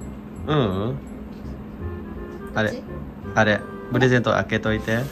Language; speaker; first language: Japanese; non-native, fluent; Vietnamese